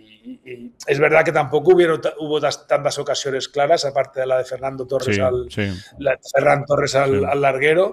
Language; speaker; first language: Spanish; native; Spanish